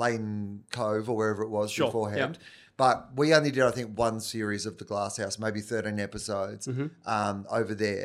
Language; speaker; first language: English; native; English